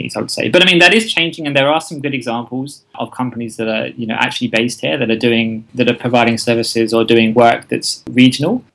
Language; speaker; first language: English; native; English